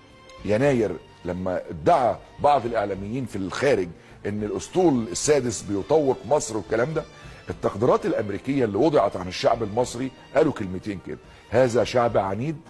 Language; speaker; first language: Arabic; native; Arabic